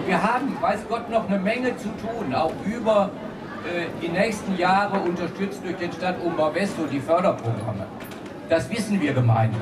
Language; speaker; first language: German; native; German